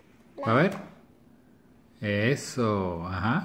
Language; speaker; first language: Spanish; native; Spanish